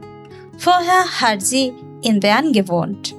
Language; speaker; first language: German; non-native, learner; Bangla